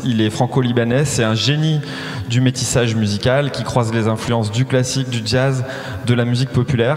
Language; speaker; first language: French; native; French